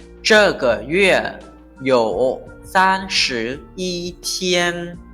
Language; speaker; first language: Chinese; non-native, fluent; Lao